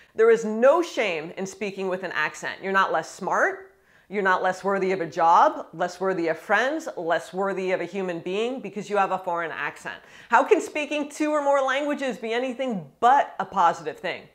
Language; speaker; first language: English; native; English